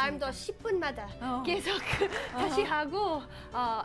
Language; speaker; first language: Korean; non-native, fluent; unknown